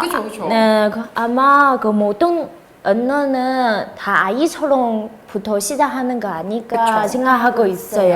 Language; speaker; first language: Korean; non-native, fluent; Chinese